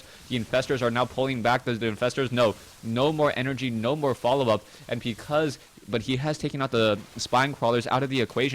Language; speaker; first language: English; native; English